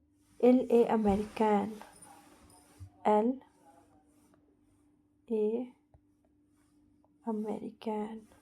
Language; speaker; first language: French; non-native, fluent; Hindi